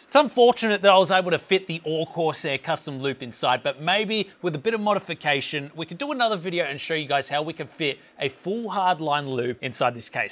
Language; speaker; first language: English; native; English